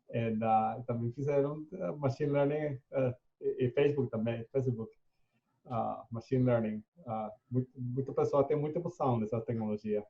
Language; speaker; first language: Portuguese; non-native, fluent; Spanish